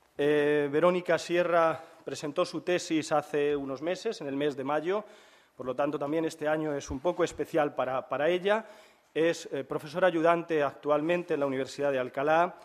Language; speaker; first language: Spanish; native; Spanish